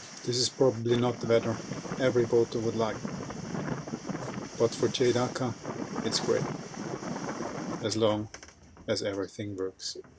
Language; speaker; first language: English; non-native, fluent; German